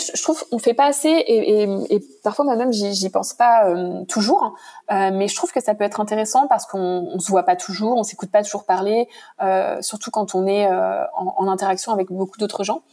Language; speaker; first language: French; native; French